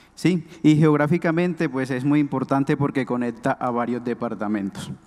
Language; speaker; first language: Spanish; non-native, local second language; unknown